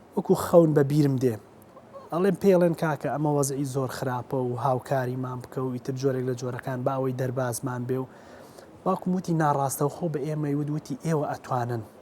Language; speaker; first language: Central Kurdish; native; Central Kurdish